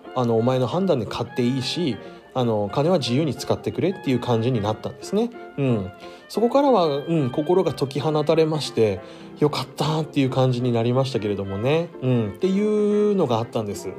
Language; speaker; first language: Japanese; native; Japanese